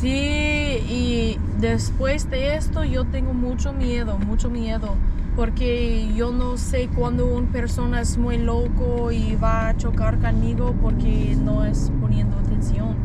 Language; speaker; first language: Spanish; non-native, learner; English